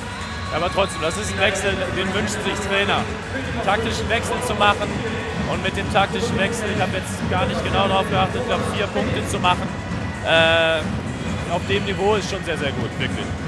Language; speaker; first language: German; native; German